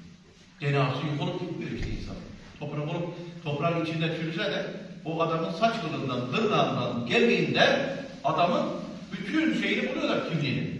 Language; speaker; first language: Turkish; native; Turkish